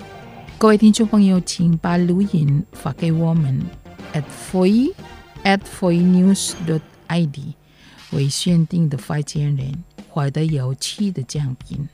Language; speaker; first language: Chinese; non-native, fluent; Indonesian